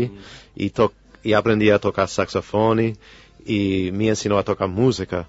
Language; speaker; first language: Spanish; non-native, fluent; English